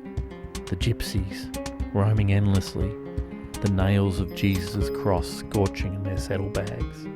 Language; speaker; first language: English; native; English